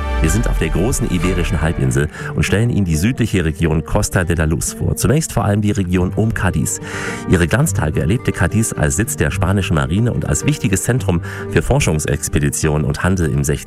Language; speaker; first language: German; native; German